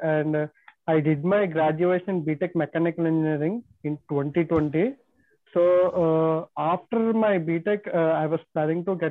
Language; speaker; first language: English; non-native, local second language; Telugu